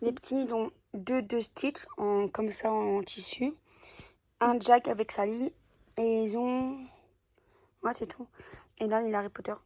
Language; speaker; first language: French; native; French